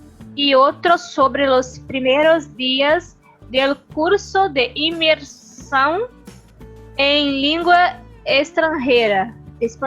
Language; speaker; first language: Spanish; non-native, learner; Portuguese